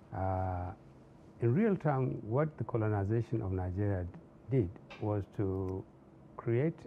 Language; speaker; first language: English; non-native, local second language; Hausa